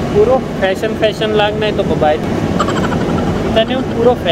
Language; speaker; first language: Filipino; non-native, learner; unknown